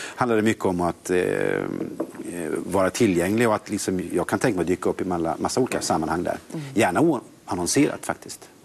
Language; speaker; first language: Swedish; native; Swedish